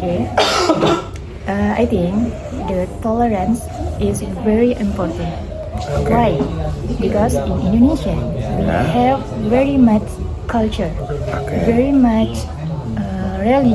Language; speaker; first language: English; non-native, learner; Indonesian